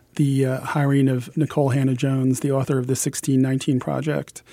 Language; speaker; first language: English; native; English